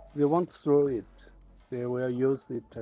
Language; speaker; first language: English; non-native, learner; Chinese